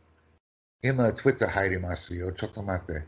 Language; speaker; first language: Japanese; non-native, learner; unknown